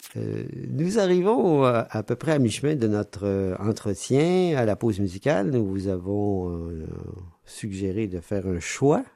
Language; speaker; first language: French; native; French